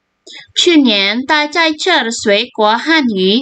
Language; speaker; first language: Chinese; non-native, fluent; Indonesian